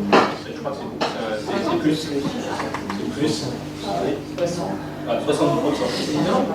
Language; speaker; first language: French; native; French